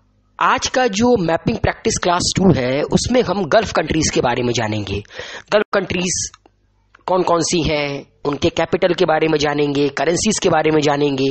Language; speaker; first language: Hindi; native; Hindi